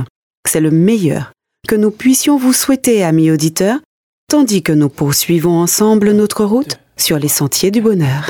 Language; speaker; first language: French; native; French